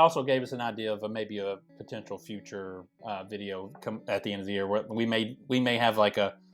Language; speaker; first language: English; native; English